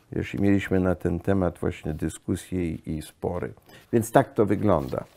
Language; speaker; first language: Polish; early bilingual, heritage; Polish